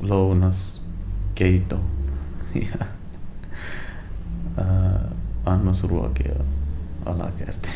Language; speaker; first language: Finnish; non-native, learner; Arabic